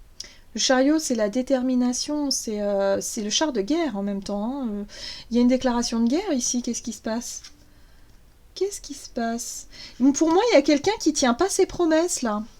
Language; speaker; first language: French; native; French